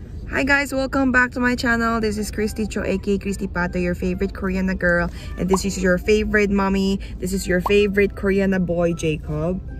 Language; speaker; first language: English; non-native, local second language; Korean